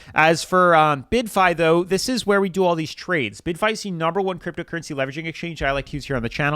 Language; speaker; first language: English; native; English